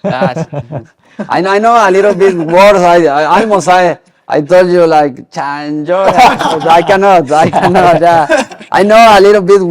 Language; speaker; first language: English; non-native, learner; Spanish